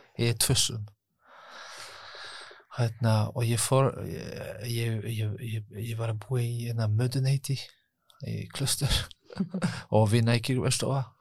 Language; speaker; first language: Icelandic; non-native, learner; French